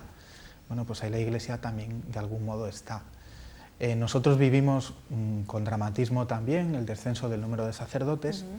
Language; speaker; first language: Spanish; native; Spanish